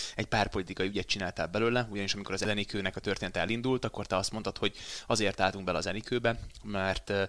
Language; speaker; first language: Hungarian; native; Hungarian